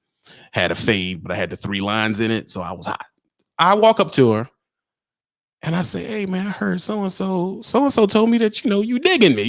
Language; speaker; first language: English; native; English